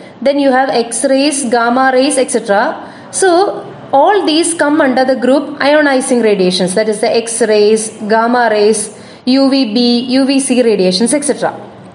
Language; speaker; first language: English; non-native, local second language; Malayalam